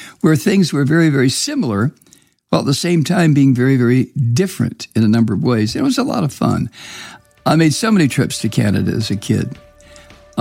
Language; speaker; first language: English; native; English